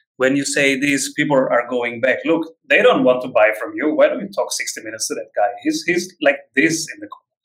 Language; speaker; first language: English; non-native, fluent; Italian